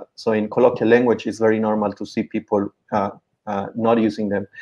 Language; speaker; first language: English; non-native, fluent; Spanish